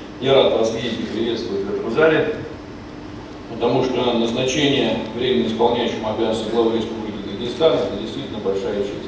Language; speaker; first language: Russian; native; Russian